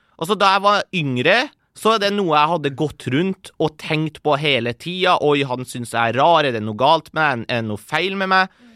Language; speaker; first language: Norwegian; early bilingual, other home language; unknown